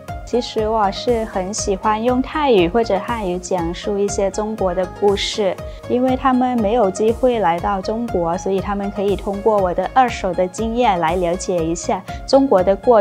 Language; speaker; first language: Chinese; non-native, fluent; Thai